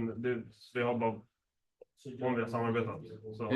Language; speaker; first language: Swedish; native; Swedish